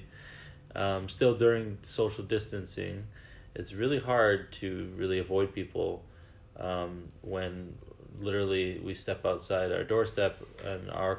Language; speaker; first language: English; native; English